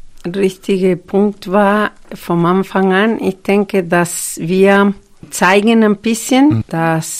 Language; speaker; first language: German; non-native, fluent; Spanish